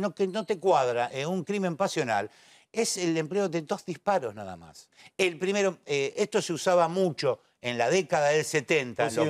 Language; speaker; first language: Spanish; native; Spanish